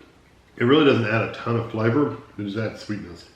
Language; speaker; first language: English; native; English